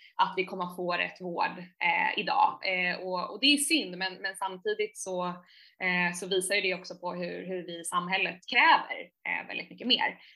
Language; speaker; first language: Swedish; native; Swedish